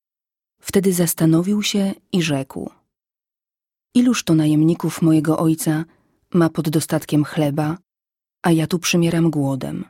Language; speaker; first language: Polish; native; Polish